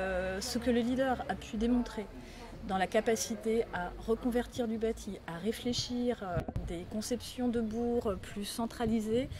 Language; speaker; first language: French; native; French